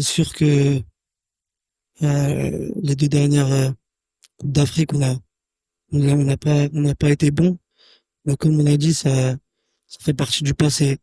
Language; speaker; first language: French; native; French